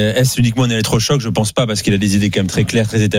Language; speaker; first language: French; native; French